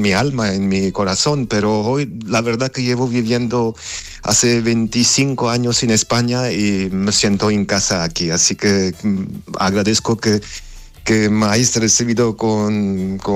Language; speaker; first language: Spanish; non-native, fluent; Armenian